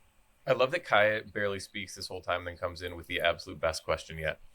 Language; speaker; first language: English; native; English